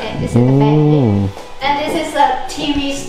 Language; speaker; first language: English; non-native, learner; Thai